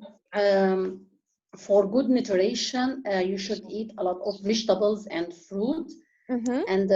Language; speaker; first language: English; non-native, learner; Arabic